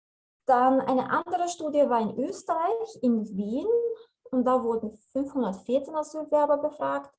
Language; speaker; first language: German; non-native, fluent; Slovenian